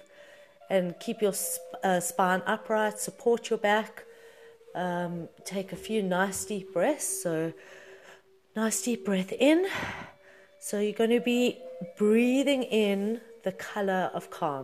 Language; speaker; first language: English; native; English